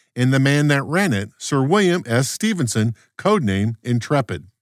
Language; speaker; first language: English; native; English